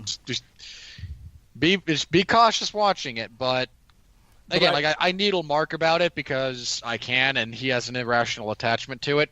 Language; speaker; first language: English; native; English